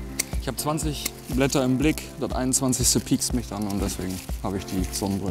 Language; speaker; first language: German; native; German